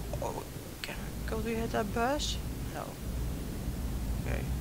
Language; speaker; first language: English; non-native, learner; Dutch